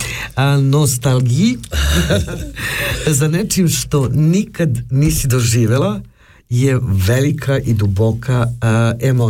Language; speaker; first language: Serbian; native; Serbian